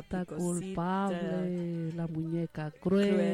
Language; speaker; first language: Spanish; native; Spanish